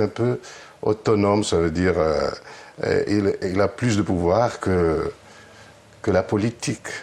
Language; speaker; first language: French; non-native, fluent; Greek